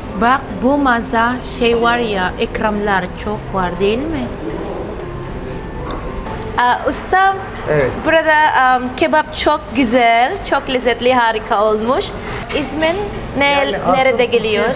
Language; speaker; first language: Turkish; non-native, learner; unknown